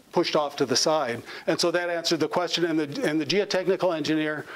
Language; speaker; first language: English; native; English